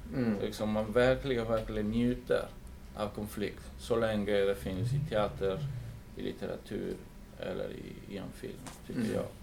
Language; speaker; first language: Swedish; early bilingual, heritage; English